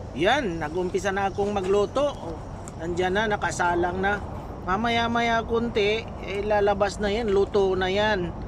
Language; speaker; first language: Filipino; non-native, local second language; Cebuano